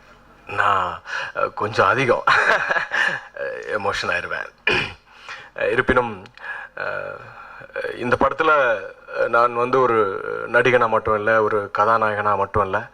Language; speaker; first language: Tamil; native; Tamil